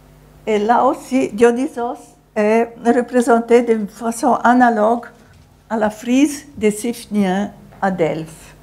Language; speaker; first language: French; non-native, fluent; Italian